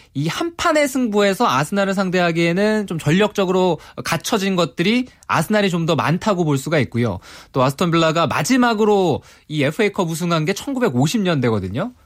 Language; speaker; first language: Korean; native; Korean